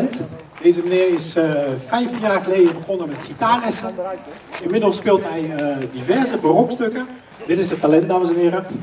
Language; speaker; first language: Dutch; native; Dutch